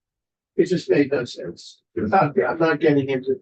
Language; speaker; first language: English; native; English